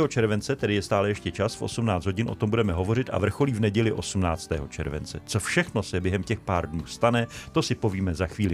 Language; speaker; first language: Czech; native; Czech